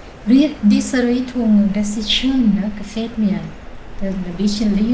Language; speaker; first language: German; non-native, learner; Thai